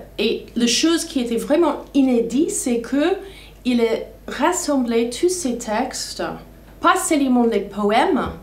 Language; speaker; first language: French; non-native, fluent; English